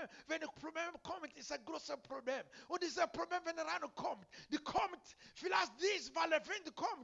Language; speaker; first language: German; non-native, learner; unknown